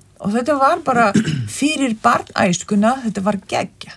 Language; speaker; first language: Icelandic; non-native, fluent; Lithuanian